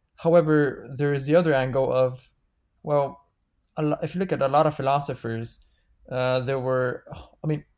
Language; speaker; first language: English; non-native, fluent; Bulgarian